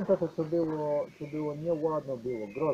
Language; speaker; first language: Polish; non-native, learner; Croatian